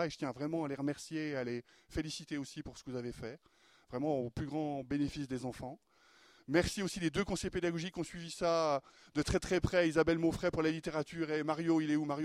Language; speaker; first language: French; native; French